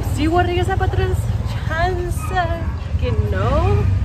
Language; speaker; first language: Spanish; early bilingual, heritage; Spanish